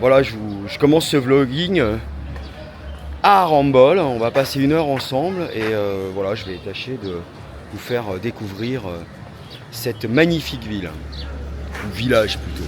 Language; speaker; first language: French; native; French